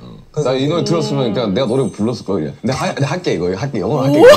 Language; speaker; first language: Korean; native; Korean